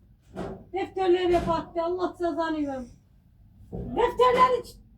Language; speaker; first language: Turkish; native; Turkish